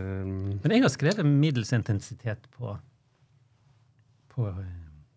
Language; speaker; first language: Norwegian; native; Norwegian